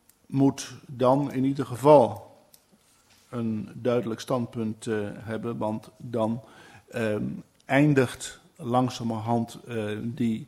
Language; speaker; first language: Dutch; native; Dutch